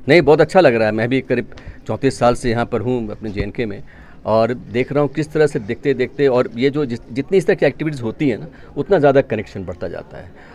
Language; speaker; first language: Hindi; native; Hindi